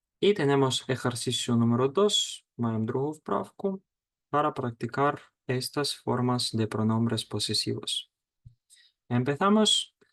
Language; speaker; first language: Spanish; non-native, fluent; Ukrainian